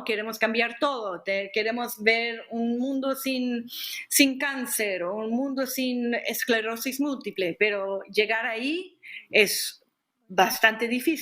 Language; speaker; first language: Spanish; non-native, fluent; English